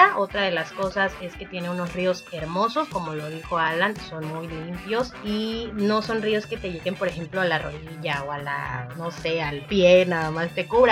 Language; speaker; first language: Spanish; native; Spanish